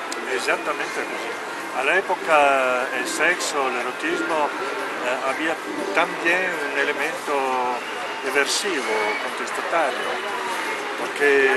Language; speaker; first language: Spanish; non-native, learner; Italian